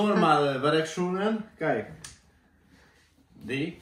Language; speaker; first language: Dutch; native; Dutch